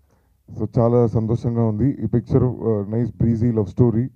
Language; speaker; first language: Telugu; non-native, learner; Tamil